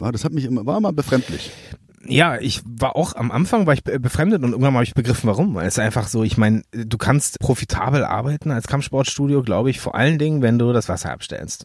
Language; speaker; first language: German; native; German